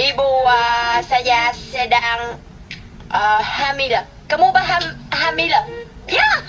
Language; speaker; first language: Indonesian; non-native, learner; Vietnamese